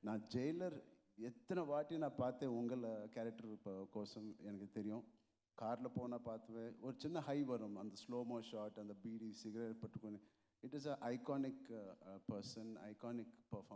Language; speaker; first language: Tamil; non-native, local second language; Telugu